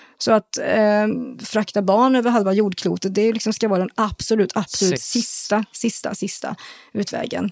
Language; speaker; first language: Swedish; native; Swedish